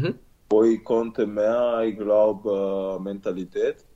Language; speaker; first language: German; non-native, learner; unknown